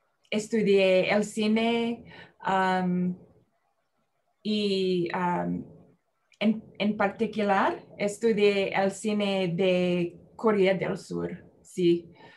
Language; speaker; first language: Spanish; non-native, learner; English